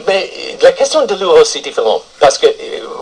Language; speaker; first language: French; non-native, fluent; English